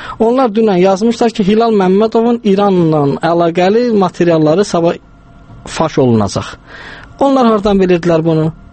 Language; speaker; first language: Azerbaijani; non-native, local second language; Talysh